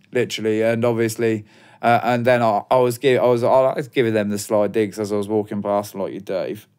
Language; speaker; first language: English; native; English